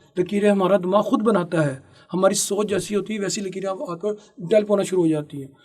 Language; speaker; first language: Urdu; non-native, local second language; Punjabi